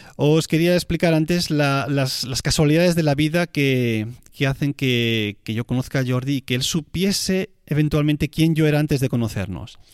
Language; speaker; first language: Spanish; native; Spanish